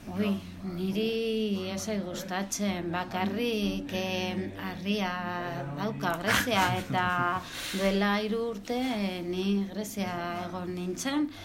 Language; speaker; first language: Basque; non-native, learner; Spanish